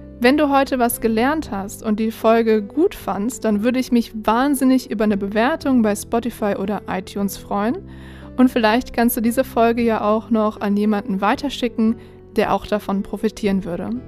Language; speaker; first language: German; native; German